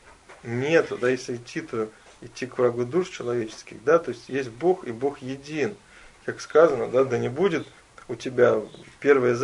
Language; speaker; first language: Russian; native; Russian